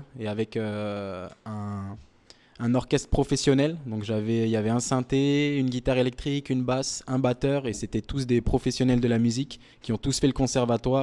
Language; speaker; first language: French; native; French